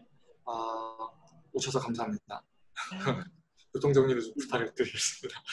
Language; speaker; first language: Korean; native; Korean